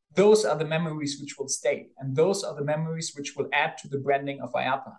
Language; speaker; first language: English; non-native, fluent; German